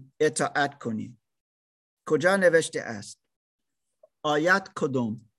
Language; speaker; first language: Persian; non-native, learner; German